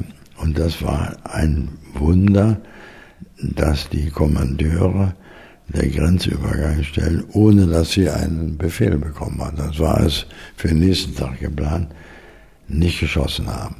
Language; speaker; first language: German; native; German